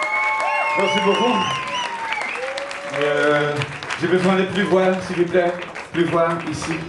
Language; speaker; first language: French; non-native, learner; English